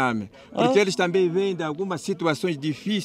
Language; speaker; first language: Portuguese; native; Portuguese